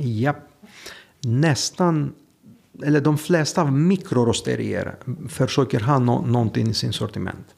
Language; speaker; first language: Swedish; non-native, fluent; Greek